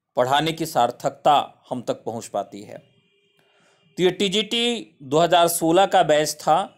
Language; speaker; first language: Hindi; native; Hindi